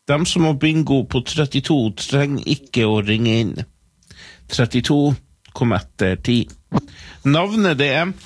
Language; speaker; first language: Norwegian; native; Norwegian